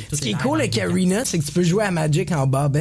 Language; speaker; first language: French; native; French